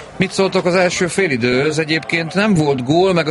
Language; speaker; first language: Hungarian; native; Hungarian